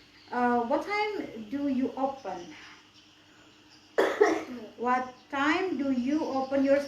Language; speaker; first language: English; non-native, learner; Indonesian